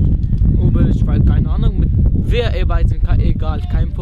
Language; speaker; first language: German; non-native, learner; Kurdish